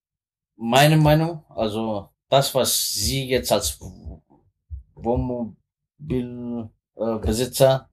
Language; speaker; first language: German; non-native, fluent; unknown